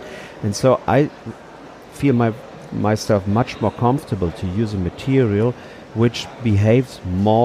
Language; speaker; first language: English; non-native, fluent; German